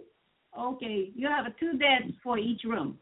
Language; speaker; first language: English; non-native, fluent; Japanese